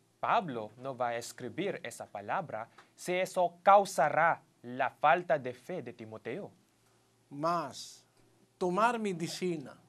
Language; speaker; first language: Spanish; non-native, fluent; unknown